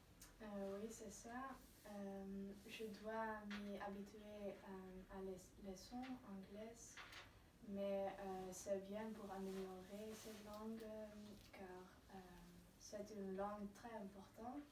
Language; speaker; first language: French; non-native, learner; Dutch